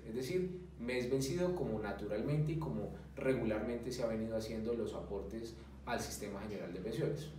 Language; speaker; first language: Spanish; native; Spanish